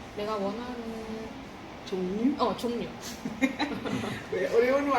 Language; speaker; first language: Korean; native; Korean